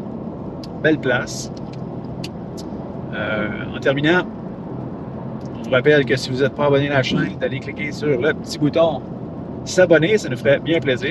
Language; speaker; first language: French; native; French